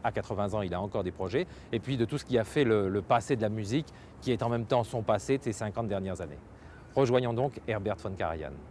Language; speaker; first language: French; native; French